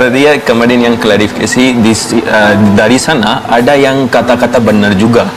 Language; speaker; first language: Indonesian; non-native, fluent; Hindi